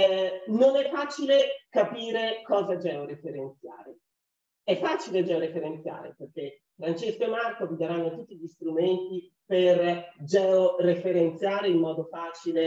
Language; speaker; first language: Italian; native; Italian